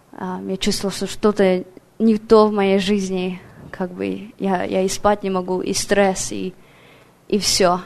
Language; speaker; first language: Russian; early bilingual, heritage; Russian